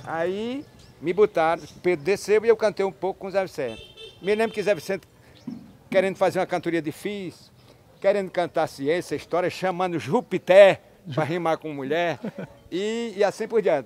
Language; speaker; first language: Portuguese; native; Portuguese